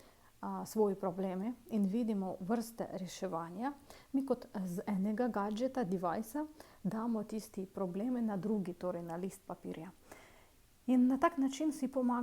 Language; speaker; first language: Slovenian; non-native, fluent; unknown